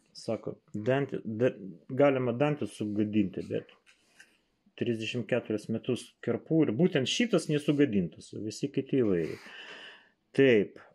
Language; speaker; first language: Lithuanian; non-native, local second language; Russian